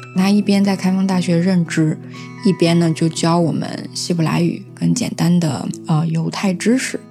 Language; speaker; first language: Chinese; native; Chinese